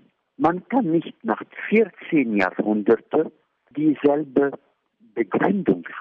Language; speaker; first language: German; non-native, fluent; Arabic